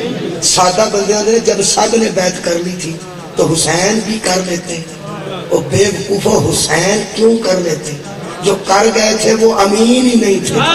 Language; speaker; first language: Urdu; non-native, local second language; Punjabi